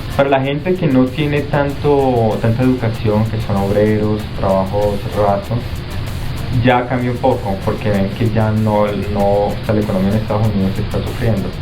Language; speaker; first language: Spanish; native; Spanish